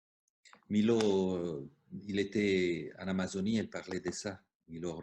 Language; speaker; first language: French; non-native, fluent; Italian